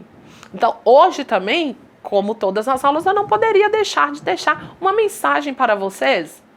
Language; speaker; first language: Portuguese; native; Portuguese